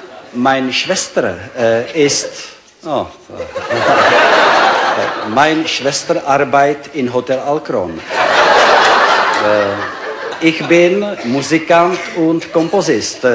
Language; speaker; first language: German; non-native, learner; Czech